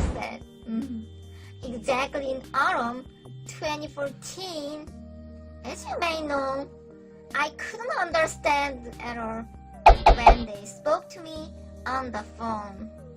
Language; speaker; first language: English; non-native, fluent; Korean